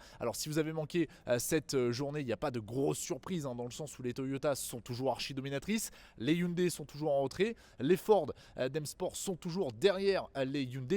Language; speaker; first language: French; native; French